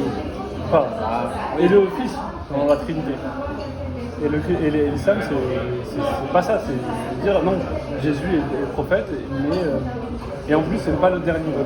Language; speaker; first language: French; native; French